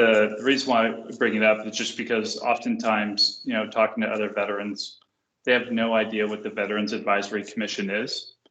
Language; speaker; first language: English; native; English